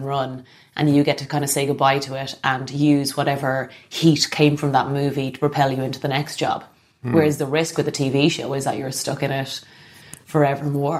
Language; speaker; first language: English; native; English